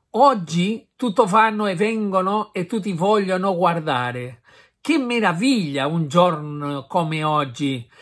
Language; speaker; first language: Italian; non-native, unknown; Catalan